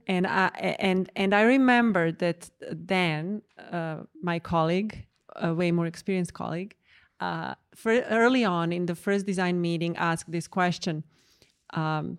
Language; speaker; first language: English; non-native, fluent; Croatian